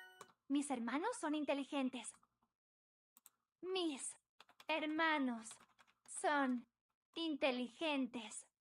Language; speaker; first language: Spanish; non-native, learner; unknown